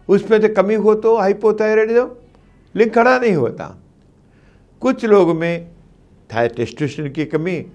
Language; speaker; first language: Hindi; non-native, local second language; Telugu